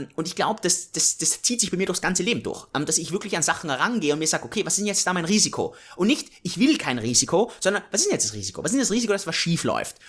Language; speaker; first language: German; native; German